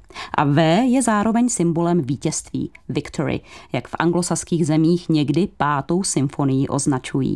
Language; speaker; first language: Czech; native; Czech